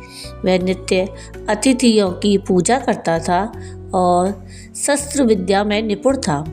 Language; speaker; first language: Hindi; native; Hindi